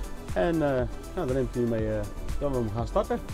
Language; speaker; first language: Dutch; native; Dutch